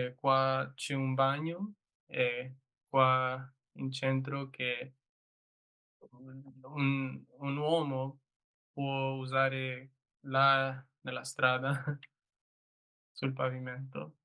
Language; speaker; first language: Italian; non-native, learner; English